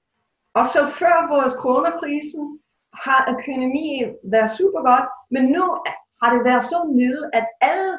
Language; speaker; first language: Danish; non-native, fluent; English